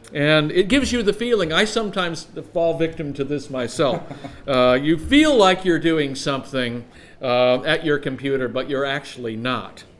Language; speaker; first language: English; native; English